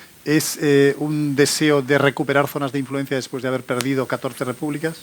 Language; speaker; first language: Spanish; native; Spanish